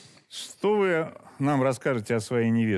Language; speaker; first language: Russian; native; Russian